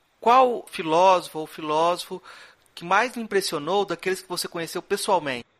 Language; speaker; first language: Portuguese; native; Portuguese